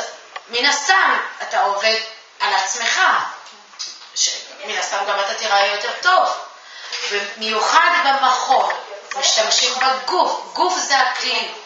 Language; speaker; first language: Hebrew; non-native, fluent; Japanese